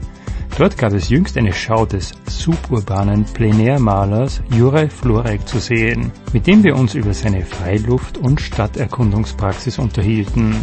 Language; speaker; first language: German; native; German